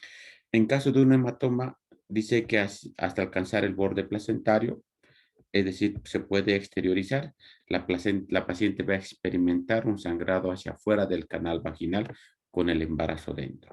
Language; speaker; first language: Spanish; native; Spanish